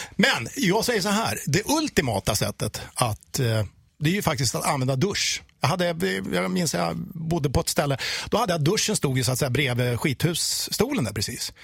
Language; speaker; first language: Swedish; native; Swedish